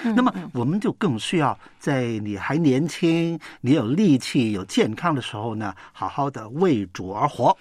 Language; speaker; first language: Chinese; non-native, local second language; Cantonese